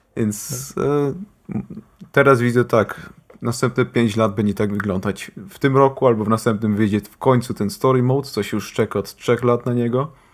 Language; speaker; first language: Polish; early bilingual, heritage; Polish